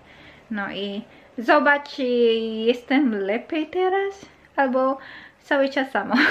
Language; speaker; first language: Polish; non-native, learner; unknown